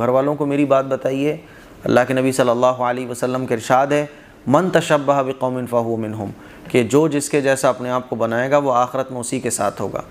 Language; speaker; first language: Urdu; native; Urdu